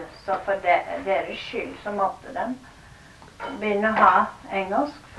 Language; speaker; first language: Norwegian; early bilingual, heritage; Norwegian